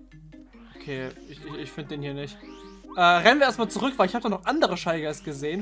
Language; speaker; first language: German; native; German